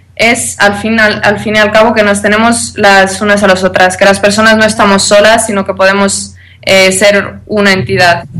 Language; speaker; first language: Spanish; native; Spanish